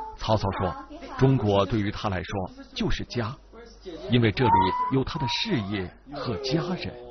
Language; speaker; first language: Chinese; native; Chinese